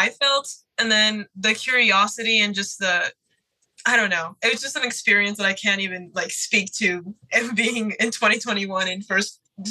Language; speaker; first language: English; native; English